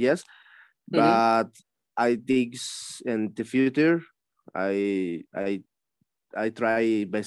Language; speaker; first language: English; non-native, learner; Spanish